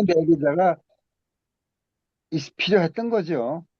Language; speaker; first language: Korean; native; Korean